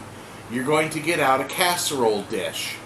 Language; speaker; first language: English; native; English